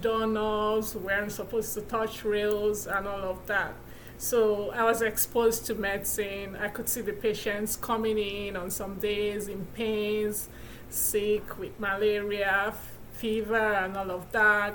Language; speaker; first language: English; non-native, local second language; Igbo